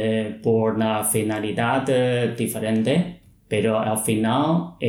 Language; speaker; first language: Spanish; non-native, fluent; Chinese